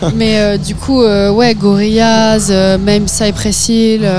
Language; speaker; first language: French; native; French